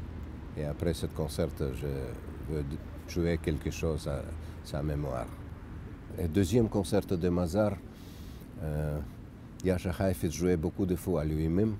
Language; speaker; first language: French; non-native, learner; Russian